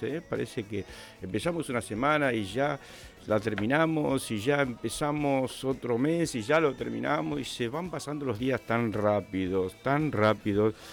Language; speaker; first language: Spanish; native; Spanish